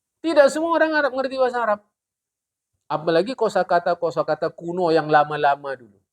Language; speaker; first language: Malay; non-native, local second language; Indonesian